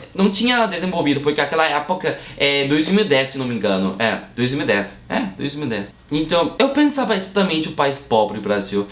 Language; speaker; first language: Portuguese; non-native, fluent; Korean